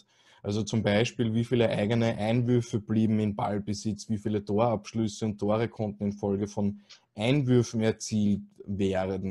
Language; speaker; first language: German; native; German